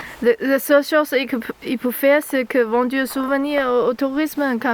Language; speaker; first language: French; non-native, learner; Chinese